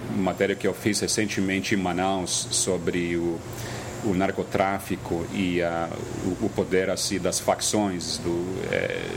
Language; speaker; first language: Portuguese; non-native, fluent; English